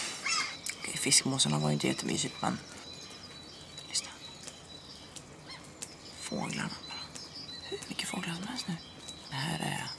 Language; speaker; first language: Swedish; native; Swedish